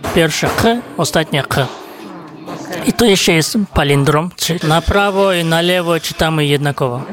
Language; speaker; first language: Polish; non-native, fluent; Kazakh